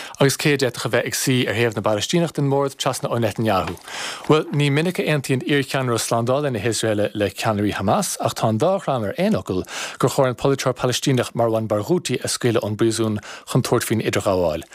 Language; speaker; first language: Irish; native; Irish